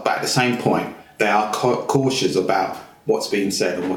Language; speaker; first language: English; native; English